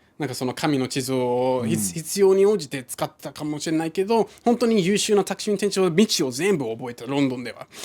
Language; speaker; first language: Japanese; non-native, fluent; English